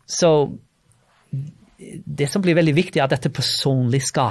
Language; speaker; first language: Norwegian; non-native, fluent; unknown